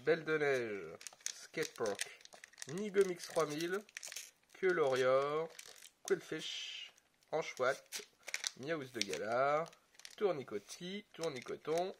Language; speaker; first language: French; native; French